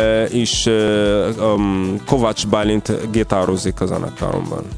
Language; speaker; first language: Hungarian; non-native, fluent; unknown